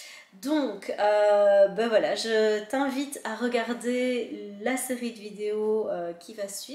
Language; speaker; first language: French; native; French